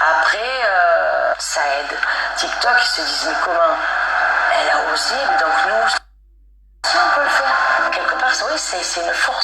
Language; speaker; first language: French; native; French